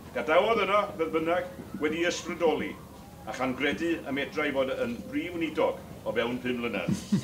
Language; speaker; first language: Welsh; native; Welsh